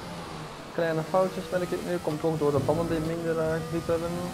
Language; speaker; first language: Dutch; native; Dutch